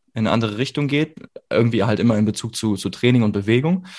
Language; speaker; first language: German; native; German